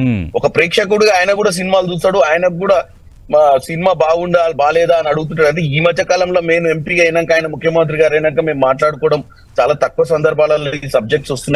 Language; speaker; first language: Telugu; native; Telugu